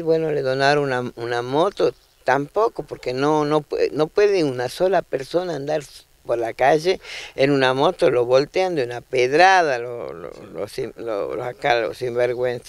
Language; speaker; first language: Spanish; native; Spanish